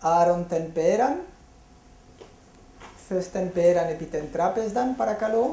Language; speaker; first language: Greek; non-native, fluent; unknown